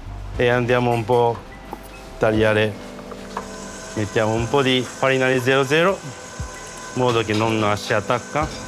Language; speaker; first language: Italian; non-native, learner; Japanese